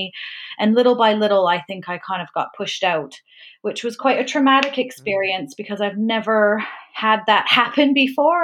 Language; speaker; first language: English; native; English